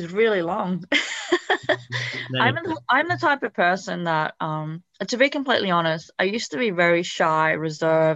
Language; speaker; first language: English; non-native, fluent; Italian